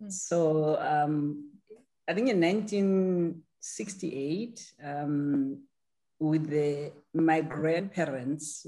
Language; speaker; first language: English; non-native, local second language; Tswana